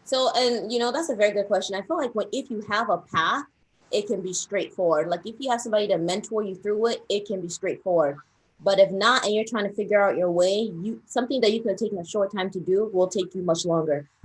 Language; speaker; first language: English; early bilingual, other home language; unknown